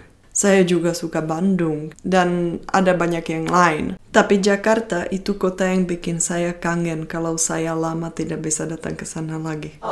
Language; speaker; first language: Indonesian; non-native, fluent; Czech